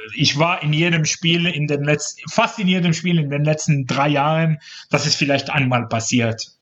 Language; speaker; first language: German; non-native, fluent; Hebrew